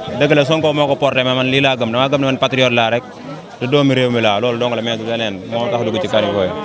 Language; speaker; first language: Wolof; native; Wolof